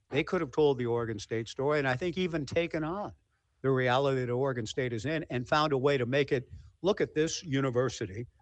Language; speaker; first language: English; native; English